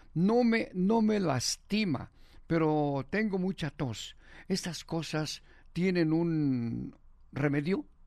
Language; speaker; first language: Spanish; native; Spanish